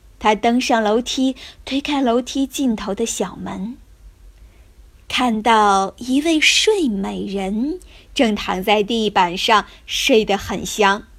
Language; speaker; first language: Chinese; native; Chinese